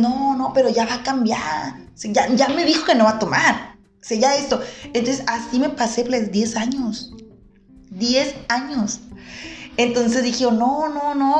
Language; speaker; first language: Spanish; native; Spanish